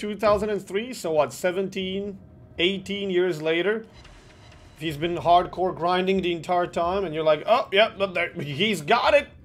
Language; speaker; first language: English; non-native, fluent; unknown